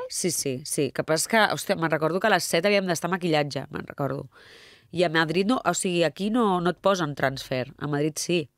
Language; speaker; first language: Catalan; non-native, local second language; Spanish